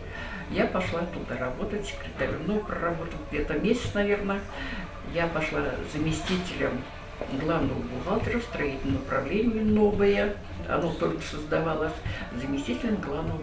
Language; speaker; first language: Russian; native; Russian